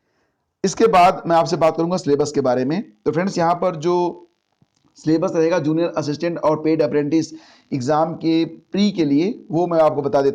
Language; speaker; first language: Hindi; native; Hindi